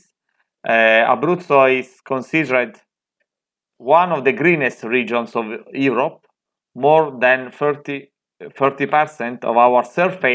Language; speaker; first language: English; non-native, fluent; Italian